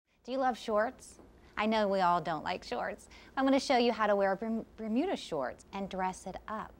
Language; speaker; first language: English; native; English